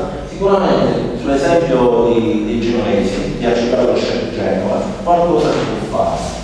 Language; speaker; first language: Italian; native; Italian